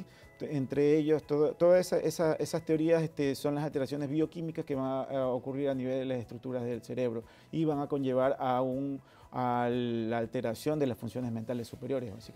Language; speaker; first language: Spanish; native; Spanish